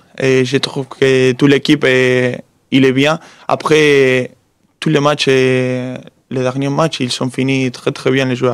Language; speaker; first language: French; non-native, fluent; Spanish